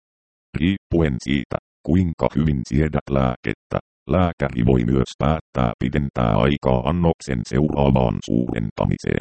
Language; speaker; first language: Finnish; native; Finnish